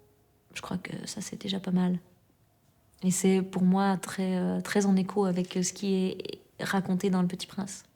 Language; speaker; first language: French; native; French